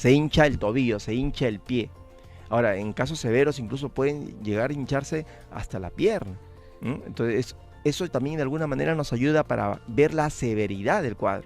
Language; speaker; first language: Spanish; native; Spanish